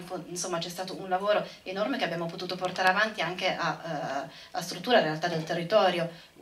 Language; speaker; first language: Italian; native; Italian